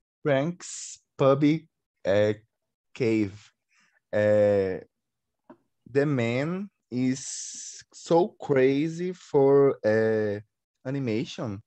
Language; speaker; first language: English; non-native, learner; Portuguese